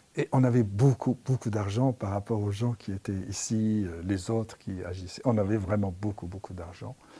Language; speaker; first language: French; non-native, local second language; Arabic